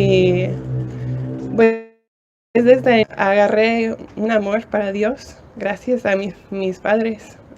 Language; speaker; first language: Spanish; non-native, fluent; English